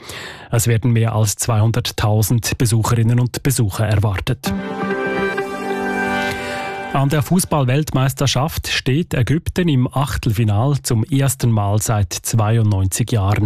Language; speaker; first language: German; native; German